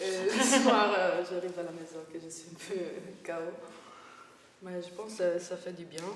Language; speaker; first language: French; non-native, fluent; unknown